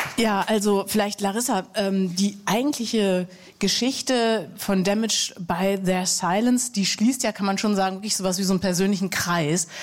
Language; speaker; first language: German; native; German